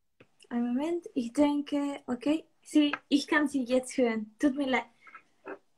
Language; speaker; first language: German; non-native, learner; Spanish